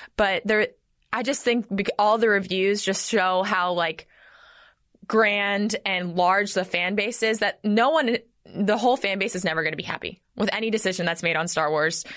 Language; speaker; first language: English; native; English